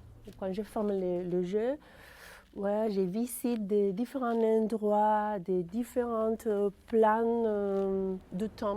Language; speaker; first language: French; non-native, fluent; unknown